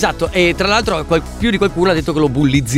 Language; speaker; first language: Italian; native; Italian